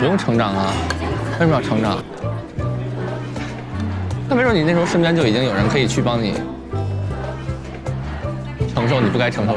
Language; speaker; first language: Chinese; native; Chinese